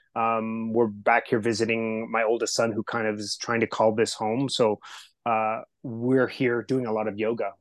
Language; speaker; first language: English; early bilingual, other home language; Spanish